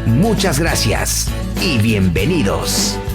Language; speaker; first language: Spanish; native; Spanish